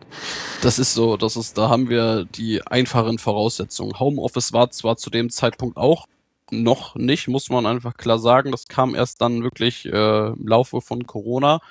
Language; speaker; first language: German; native; German